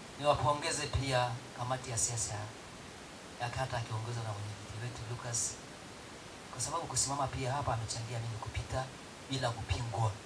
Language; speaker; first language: Swahili; non-native, local second language; Masai